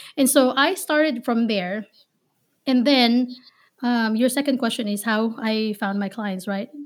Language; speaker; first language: English; non-native, local second language; Filipino